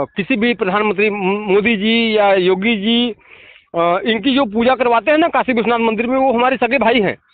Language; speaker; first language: Hindi; native; Hindi